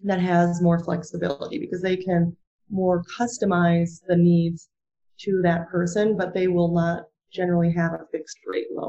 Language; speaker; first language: English; native; English